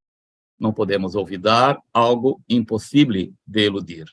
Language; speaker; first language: Spanish; non-native, fluent; Portuguese